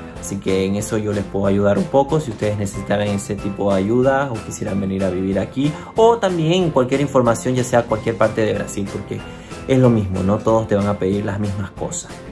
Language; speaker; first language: Spanish; native; Spanish